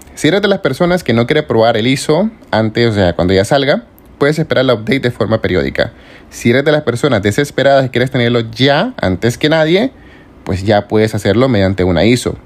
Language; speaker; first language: Spanish; native; Spanish